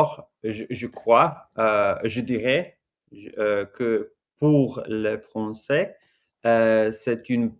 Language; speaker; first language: French; non-native, learner; English